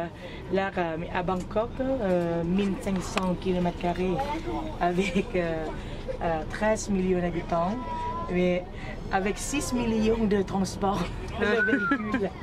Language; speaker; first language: French; non-native, learner; Thai